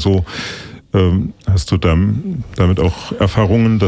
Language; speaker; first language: German; native; German